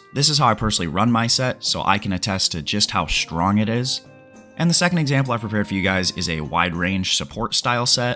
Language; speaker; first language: English; native; English